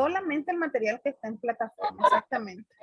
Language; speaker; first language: Spanish; native; Spanish